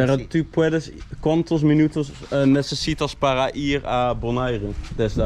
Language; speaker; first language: Spanish; non-native, learner; Dutch